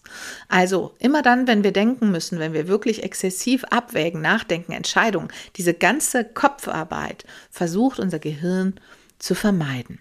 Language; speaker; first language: German; native; German